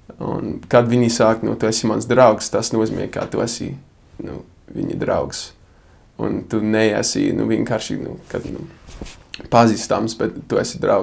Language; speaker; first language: Latvian; non-native, fluent; English